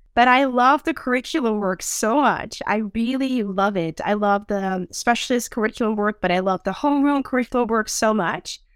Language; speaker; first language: English; non-native, fluent; Dutch